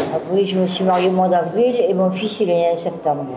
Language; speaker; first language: French; native; French